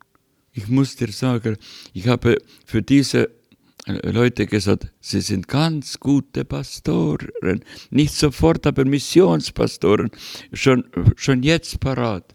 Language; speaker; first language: German; non-native, learner; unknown